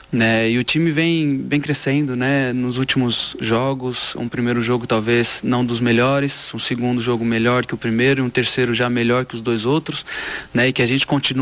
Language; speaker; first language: Portuguese; native; Portuguese